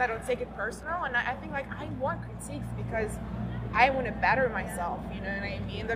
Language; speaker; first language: English; non-native, fluent; Albanian